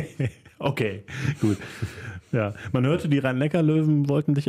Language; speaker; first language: German; native; German